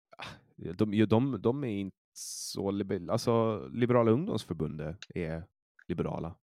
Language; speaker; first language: Swedish; native; Swedish